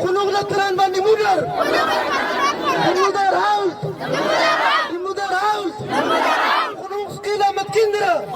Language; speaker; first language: Dutch; non-native, learner; Tigrinya